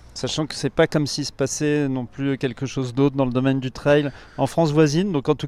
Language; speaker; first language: French; native; French